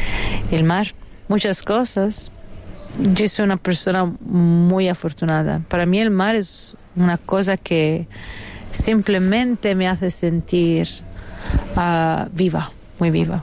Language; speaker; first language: Spanish; non-native, fluent; Italian